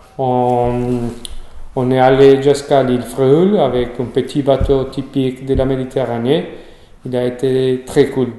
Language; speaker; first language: French; non-native, learner; Spanish